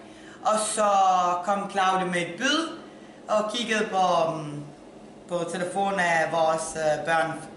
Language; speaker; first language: Danish; non-native, fluent; Italian